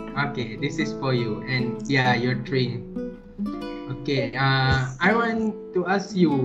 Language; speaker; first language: English; non-native, learner; Malay